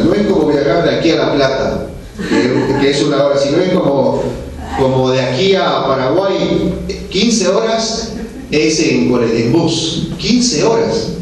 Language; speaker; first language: Spanish; non-native, fluent; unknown